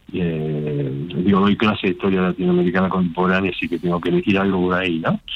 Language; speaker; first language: Spanish; native; Spanish